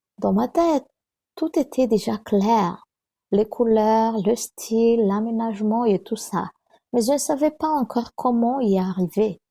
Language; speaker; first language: French; non-native, local second language; Malagasy